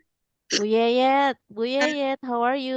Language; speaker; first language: English; non-native, fluent; Indonesian